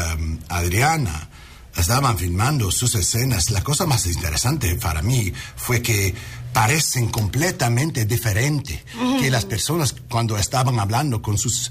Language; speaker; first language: Spanish; non-native, learner; English